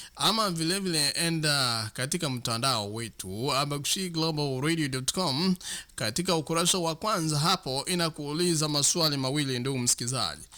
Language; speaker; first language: Swahili; non-native, local second language; Gusii